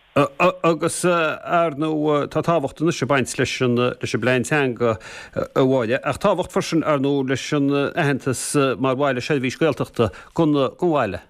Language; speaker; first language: Irish; native; Irish